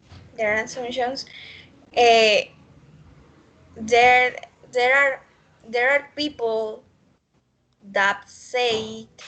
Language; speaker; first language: English; non-native, learner; Spanish